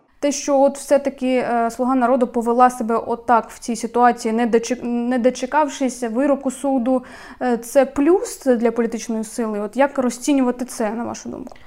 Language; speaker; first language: Ukrainian; native; Ukrainian